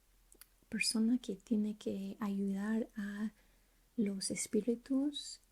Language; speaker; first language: Spanish; non-native, learner; English